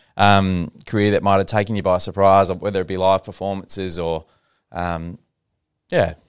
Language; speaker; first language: English; native; English